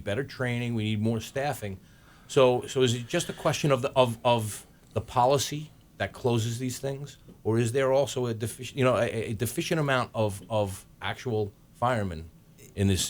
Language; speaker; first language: English; native; English